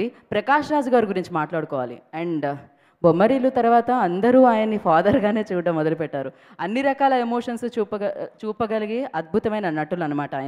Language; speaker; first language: Telugu; native; Telugu